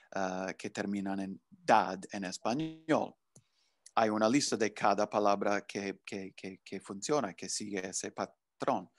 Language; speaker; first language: Spanish; non-native, fluent; English